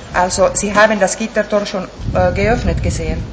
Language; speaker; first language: German; non-native, fluent; Italian